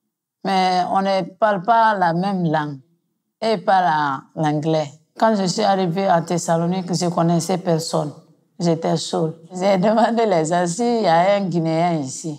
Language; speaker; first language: French; non-native, local second language; Mandingo